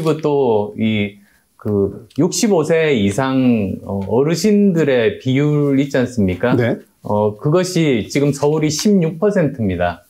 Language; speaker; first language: Korean; native; Korean